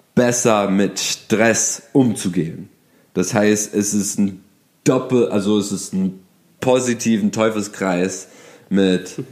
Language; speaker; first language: German; non-native, fluent; English